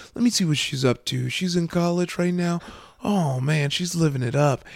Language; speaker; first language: English; native; English